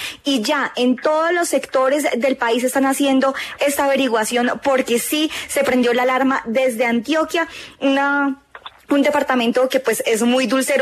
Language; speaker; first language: Spanish; native; Spanish